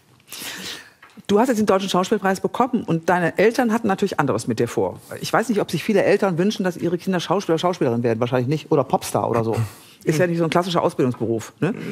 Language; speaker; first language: German; native; German